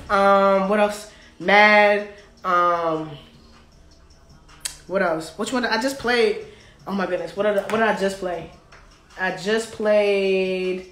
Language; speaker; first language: English; native; English